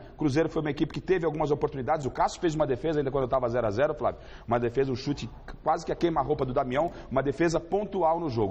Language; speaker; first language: Portuguese; native; Portuguese